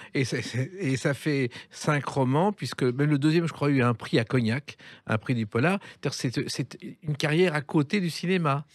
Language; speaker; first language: French; native; French